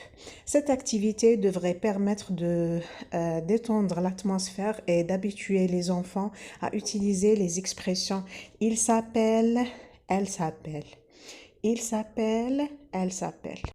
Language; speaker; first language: French; non-native, local second language; Arabic